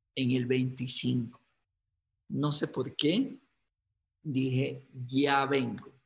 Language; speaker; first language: Spanish; native; Spanish